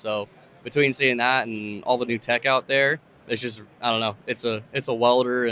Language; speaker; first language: English; native; English